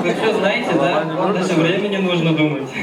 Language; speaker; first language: Russian; non-native, fluent; Turkmen